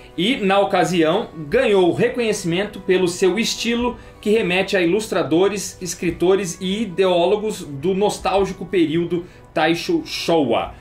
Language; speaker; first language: Portuguese; native; Portuguese